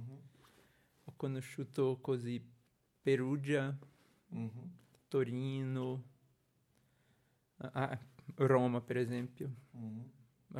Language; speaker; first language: Italian; non-native, learner; Portuguese